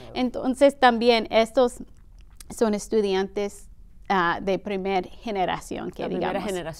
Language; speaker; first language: Spanish; early bilingual, heritage; Spanish